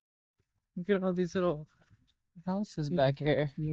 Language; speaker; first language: English; native; English